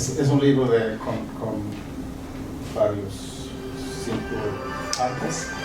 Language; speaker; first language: Spanish; non-native, fluent; Swedish